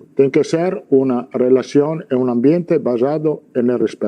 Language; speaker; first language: Portuguese; non-native, learner; Italian